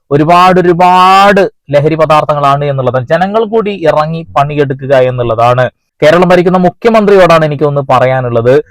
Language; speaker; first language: Malayalam; native; Malayalam